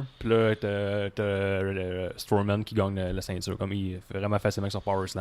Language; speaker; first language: French; native; French